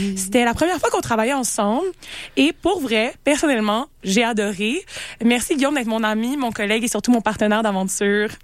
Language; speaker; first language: French; native; French